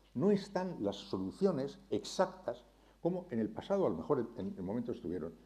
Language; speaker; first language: Spanish; native; Spanish